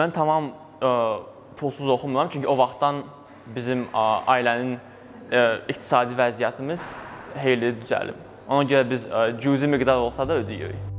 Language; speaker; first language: Azerbaijani; early bilingual, other home language; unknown